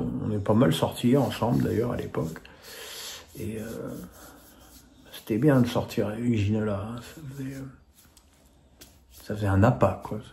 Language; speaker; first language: French; native; French